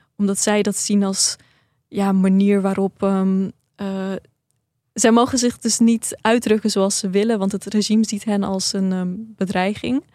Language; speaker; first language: Dutch; early bilingual, other home language; Persian